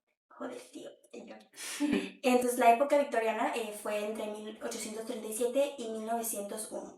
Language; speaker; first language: Spanish; native; Spanish